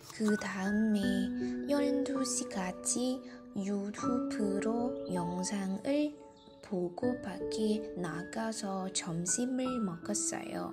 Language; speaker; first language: Korean; non-native, learner; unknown